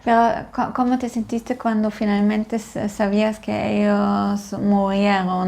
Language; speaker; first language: Spanish; non-native, fluent; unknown